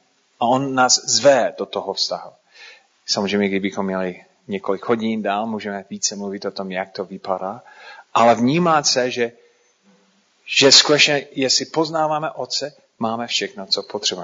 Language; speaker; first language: Czech; non-native, fluent; English